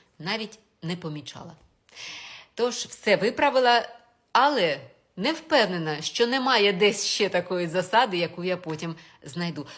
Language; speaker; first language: Ukrainian; non-native, local second language; Russian